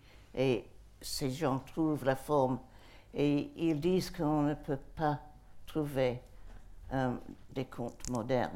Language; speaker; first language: French; non-native, fluent; English